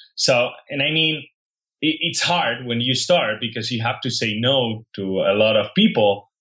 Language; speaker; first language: English; non-native, fluent; Spanish